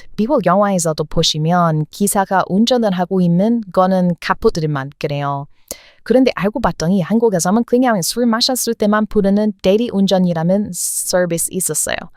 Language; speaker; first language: Korean; non-native, fluent; English